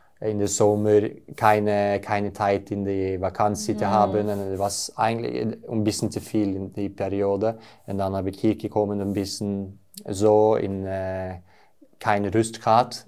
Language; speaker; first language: German; non-native, learner; Norwegian